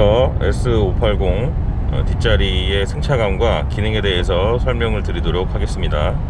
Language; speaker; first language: Korean; native; Korean